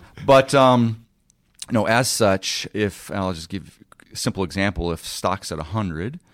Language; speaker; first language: English; native; English